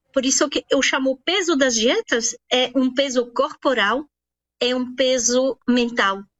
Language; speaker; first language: Portuguese; non-native, fluent; French